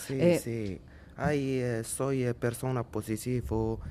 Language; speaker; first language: Spanish; non-native, learner; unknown